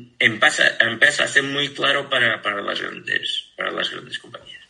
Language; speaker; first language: Spanish; non-native, fluent; Portuguese